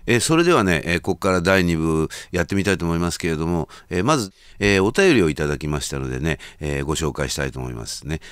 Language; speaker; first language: Japanese; native; Japanese